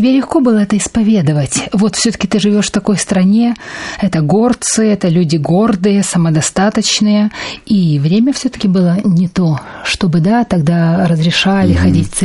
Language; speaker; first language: Russian; native; Russian